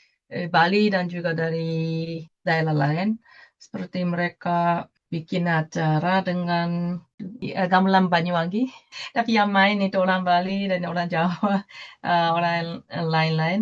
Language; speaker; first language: Indonesian; non-native, fluent; Japanese